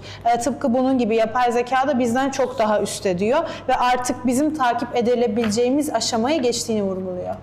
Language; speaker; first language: Turkish; native; Turkish